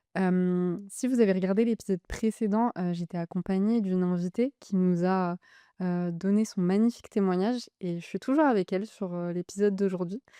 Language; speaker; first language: French; native; French